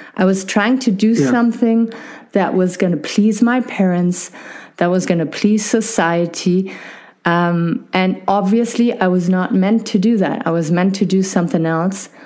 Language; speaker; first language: English; non-native, fluent; German